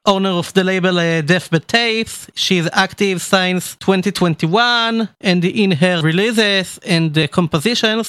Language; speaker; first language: English; non-native, learner; Hebrew